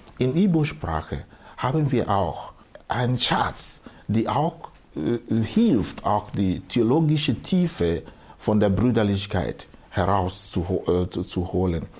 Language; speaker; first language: German; non-native, fluent; Igbo